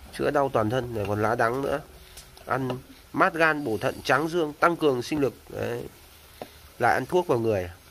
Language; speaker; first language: Vietnamese; native; Vietnamese